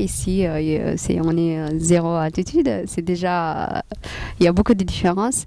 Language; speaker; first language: French; non-native, fluent; Tigrinya